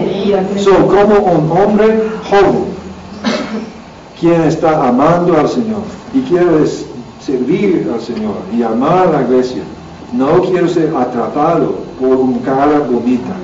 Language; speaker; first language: Spanish; non-native, learner; English